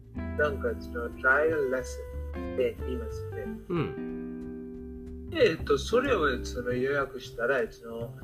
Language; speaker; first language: Japanese; non-native, fluent; Bangla